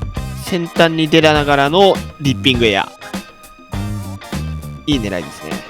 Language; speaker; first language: Japanese; native; Japanese